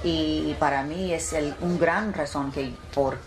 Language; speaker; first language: Spanish; early bilingual, heritage; English